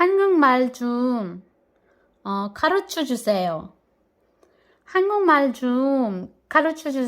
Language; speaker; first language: Korean; non-native, fluent; Filipino